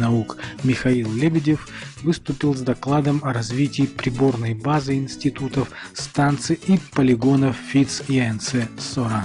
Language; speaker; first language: Russian; native; Russian